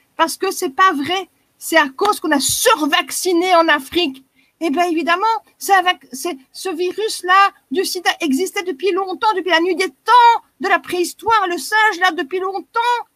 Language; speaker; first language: French; native; French